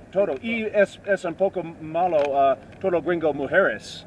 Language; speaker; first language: Spanish; non-native, learner; English